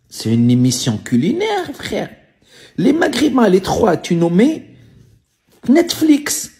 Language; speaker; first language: French; non-native, local second language; Arabic